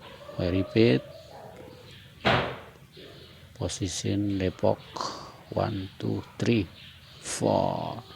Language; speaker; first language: English; non-native, learner; Indonesian